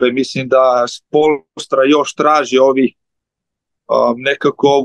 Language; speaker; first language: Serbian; early bilingual, heritage; Slovenian